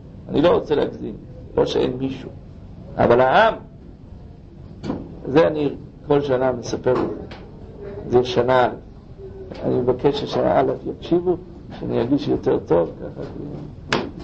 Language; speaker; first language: Hebrew; non-native, fluent; English